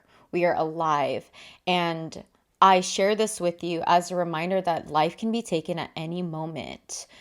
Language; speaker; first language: English; native; English